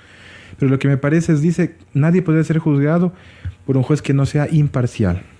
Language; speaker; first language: Spanish; native; Spanish